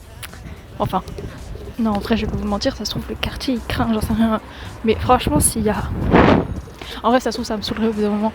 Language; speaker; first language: French; native; French